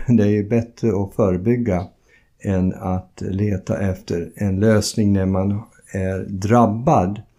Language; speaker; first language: Swedish; non-native, fluent; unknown